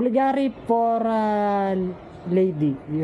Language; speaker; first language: English; non-native, local second language; Filipino